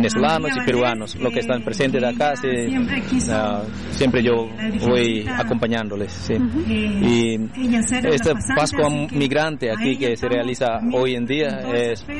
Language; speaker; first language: Spanish; non-native, fluent; Indonesian